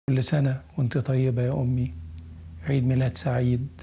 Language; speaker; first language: Arabic; native; Arabic